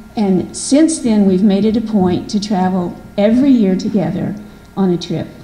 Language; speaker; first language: English; native; English